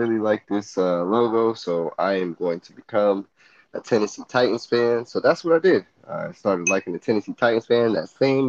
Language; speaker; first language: English; native; English